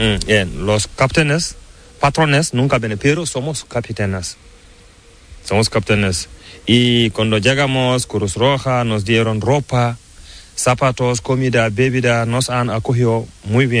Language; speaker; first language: Spanish; non-native, learner; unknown